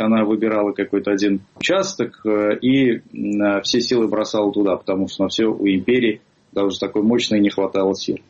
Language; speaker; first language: Russian; native; Russian